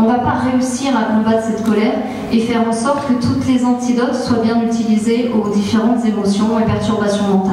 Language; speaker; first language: French; native; French